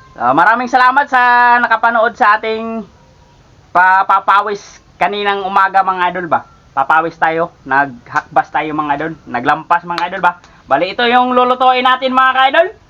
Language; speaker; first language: Filipino; non-native, local second language; Cebuano